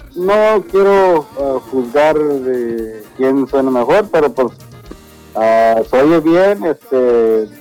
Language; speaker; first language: Spanish; early bilingual, heritage; Spanish